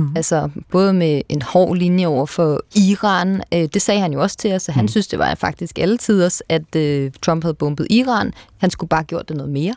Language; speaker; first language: Danish; native; Danish